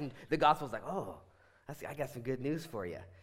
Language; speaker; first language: English; native; English